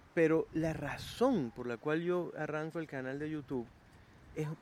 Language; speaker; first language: Spanish; native; Spanish